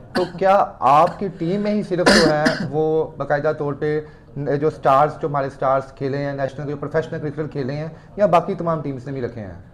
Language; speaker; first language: Urdu; non-native, local second language; Punjabi